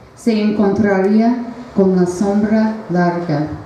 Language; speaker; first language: Spanish; non-native, learner; English